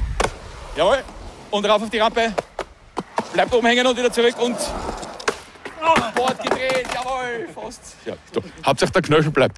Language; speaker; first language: German; native; German